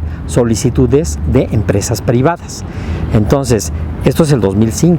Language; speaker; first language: Spanish; native; Spanish